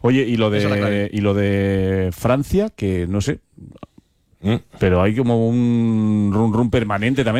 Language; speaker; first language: Spanish; native; Spanish